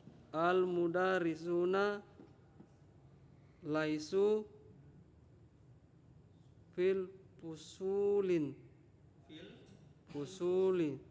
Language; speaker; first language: Arabic; non-native, learner; Indonesian